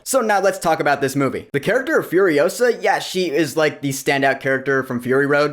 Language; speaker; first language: English; native; English